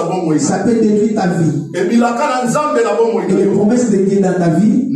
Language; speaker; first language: French; non-native, local second language; Lingala